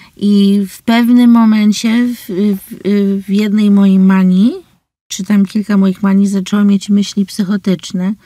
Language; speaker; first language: Polish; early bilingual, heritage; English